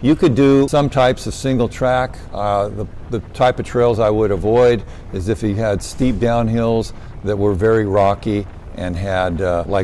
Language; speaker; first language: English; native; English